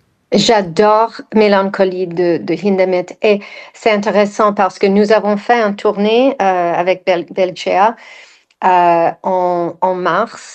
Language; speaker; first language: French; non-native, fluent; English